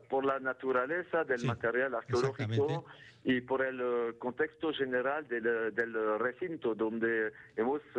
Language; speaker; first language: Spanish; non-native, fluent; French